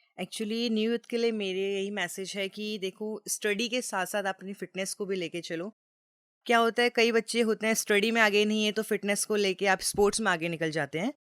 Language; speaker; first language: Hindi; native; Hindi